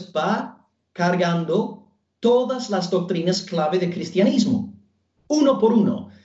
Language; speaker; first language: Spanish; non-native, fluent; English